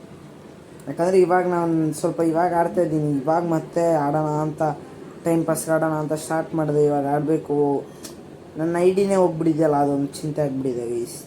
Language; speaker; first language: Kannada; native; Kannada